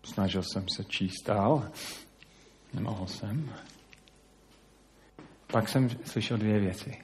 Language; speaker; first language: Czech; non-native, fluent; English